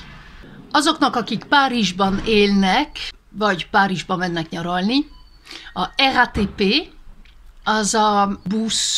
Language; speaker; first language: Hungarian; early bilingual, heritage; Hungarian